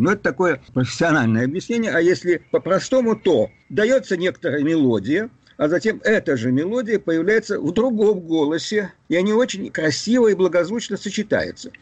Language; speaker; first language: Russian; native; Russian